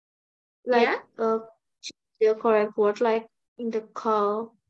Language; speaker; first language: English; non-native, learner; Indonesian